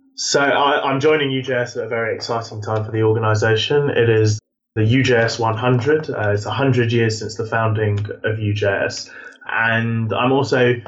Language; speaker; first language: English; native; English